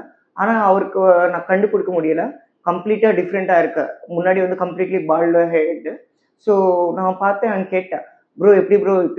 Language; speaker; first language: Tamil; non-native, learner; Telugu